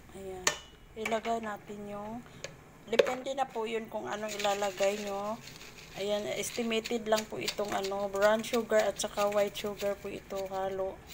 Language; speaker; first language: Filipino; non-native, local second language; Cebuano